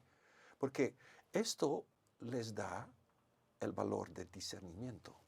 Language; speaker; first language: Spanish; non-native, fluent; Dutch